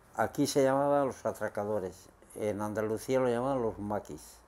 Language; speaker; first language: Spanish; native; Spanish